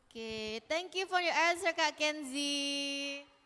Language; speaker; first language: English; non-native, learner; Indonesian